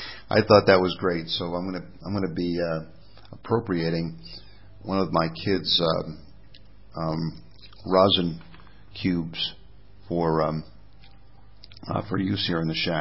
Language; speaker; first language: English; native; English